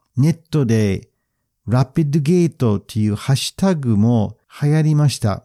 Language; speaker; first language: Japanese; non-native, fluent; English